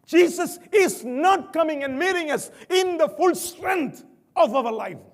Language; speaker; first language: English; non-native, local second language; Malayalam